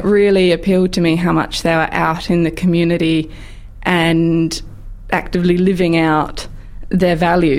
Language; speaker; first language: English; native; English